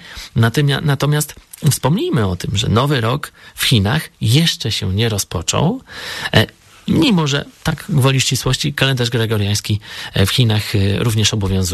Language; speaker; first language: Polish; native; Polish